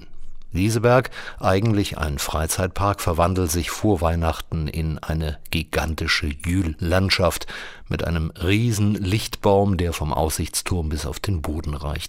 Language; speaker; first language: German; native; German